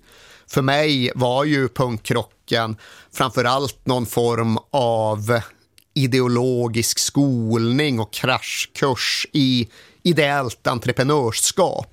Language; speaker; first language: Swedish; native; Swedish